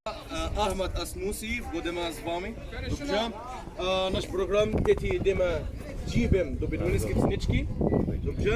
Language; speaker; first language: Czech; non-native, learner; Arabic